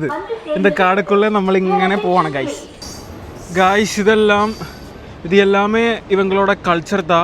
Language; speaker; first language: Tamil; non-native, learner; Malayalam